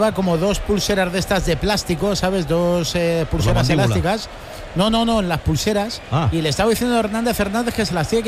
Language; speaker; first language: Spanish; native; Spanish